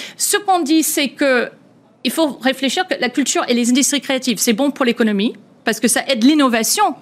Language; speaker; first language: French; non-native, fluent; English